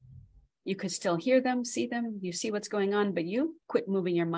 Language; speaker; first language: English; native; English